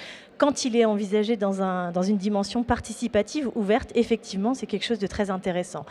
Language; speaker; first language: French; native; French